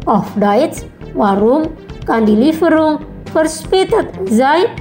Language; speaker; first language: German; non-native, fluent; Indonesian